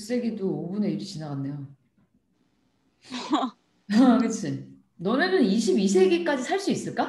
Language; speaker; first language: Korean; native; Korean